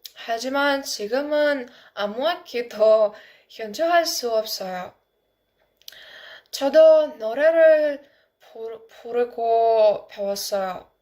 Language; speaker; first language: Korean; non-native, learner; Ukrainian